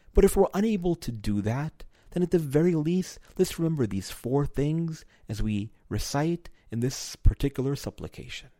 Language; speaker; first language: English; native; English